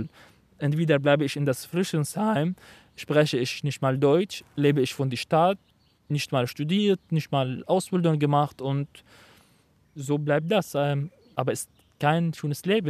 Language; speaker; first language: German; non-native, fluent; Arabic